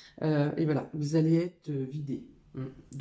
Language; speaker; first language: French; native; French